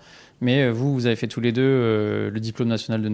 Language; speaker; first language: French; native; French